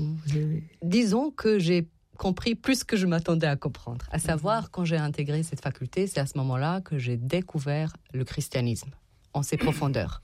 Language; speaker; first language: French; non-native, fluent; Serbian